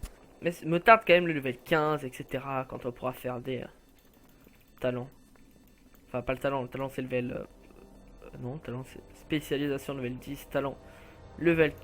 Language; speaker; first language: French; native; French